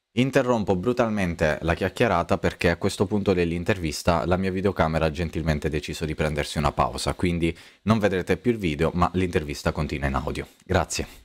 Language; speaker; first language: Italian; native; Italian